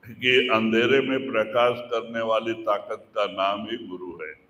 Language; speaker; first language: Hindi; non-native, local second language; Kannada